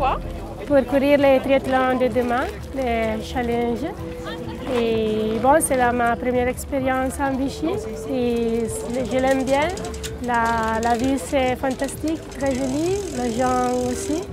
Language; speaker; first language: French; non-native, learner; Spanish